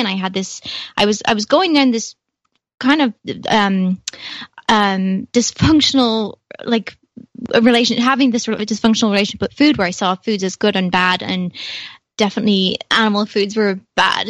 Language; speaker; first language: English; native; English